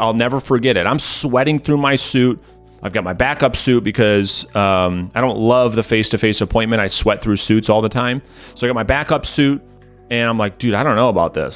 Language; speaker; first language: English; native; English